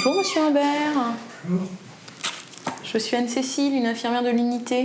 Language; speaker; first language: French; native; French